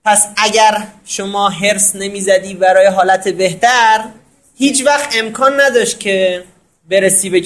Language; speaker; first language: Persian; native; Persian